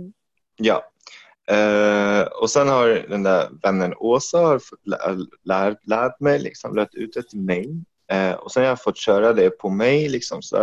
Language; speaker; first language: Swedish; non-native, fluent; Arabic